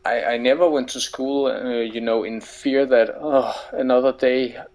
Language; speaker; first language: English; non-native, fluent; Danish